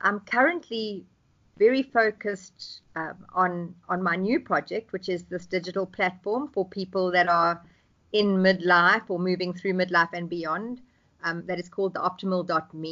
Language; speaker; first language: English; native; English